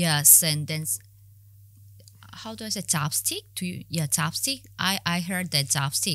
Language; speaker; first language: English; non-native, learner; Korean